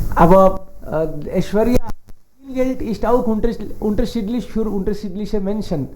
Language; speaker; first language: German; non-native, fluent; Hindi